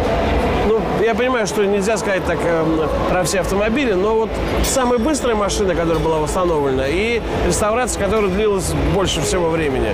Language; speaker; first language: Russian; native; Russian